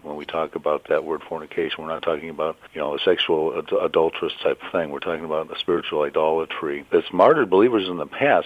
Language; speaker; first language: English; native; English